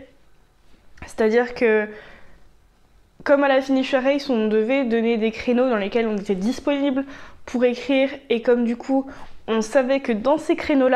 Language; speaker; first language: French; native; French